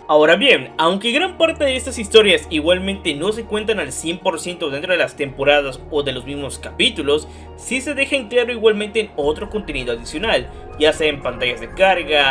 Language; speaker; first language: Spanish; native; Spanish